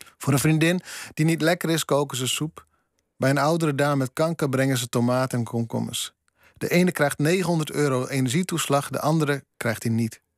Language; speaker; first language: Dutch; non-native, local second language; Western Frisian